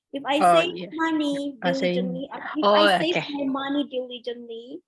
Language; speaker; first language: English; non-native, fluent; Indonesian